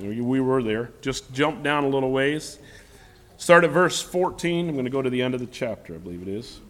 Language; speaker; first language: English; native; English